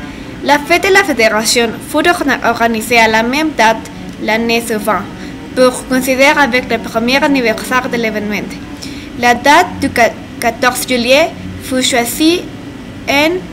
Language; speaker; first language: French; non-native, learner; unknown